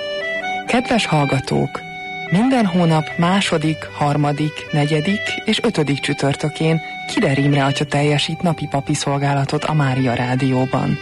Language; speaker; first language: Hungarian; native; Hungarian